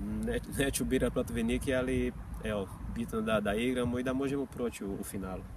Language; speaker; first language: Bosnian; non-native, fluent; Portuguese